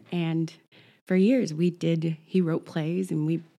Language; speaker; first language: English; native; English